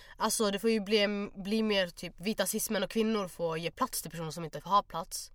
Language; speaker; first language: Swedish; early bilingual, other home language; Somali